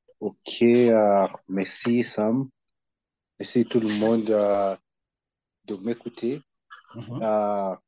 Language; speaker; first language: French; non-native, learner; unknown